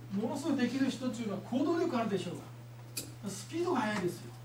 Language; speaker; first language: Japanese; native; Japanese